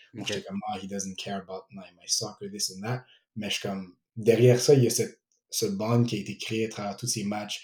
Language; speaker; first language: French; early bilingual, other home language; Ewe